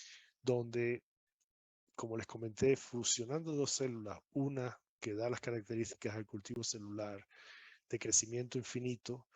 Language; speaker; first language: Spanish; native; Spanish